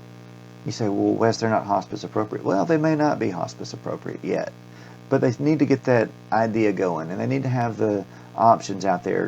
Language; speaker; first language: English; native; English